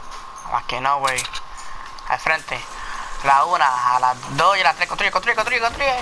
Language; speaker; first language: Spanish; native; Spanish